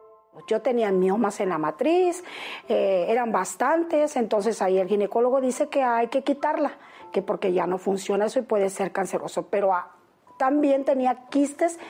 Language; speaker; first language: Spanish; native; Spanish